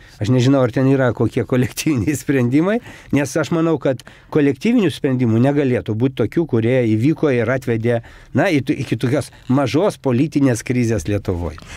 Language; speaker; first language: Lithuanian; native; Lithuanian